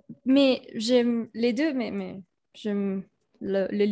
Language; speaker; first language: French; non-native, learner; Spanish